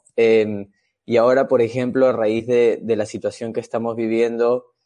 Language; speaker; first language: Spanish; native; Spanish